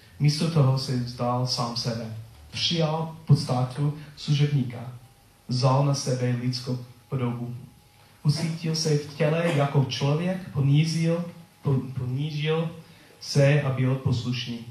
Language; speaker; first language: Czech; non-native, learner; English